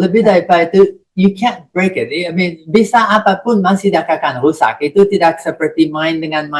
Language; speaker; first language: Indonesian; non-native, fluent; English